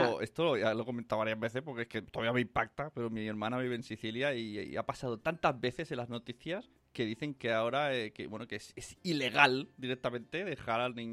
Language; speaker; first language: Spanish; native; Spanish